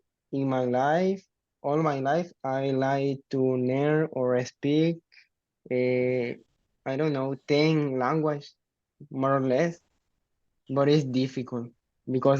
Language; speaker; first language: English; non-native, learner; Spanish